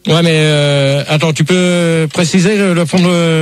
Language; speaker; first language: French; native; French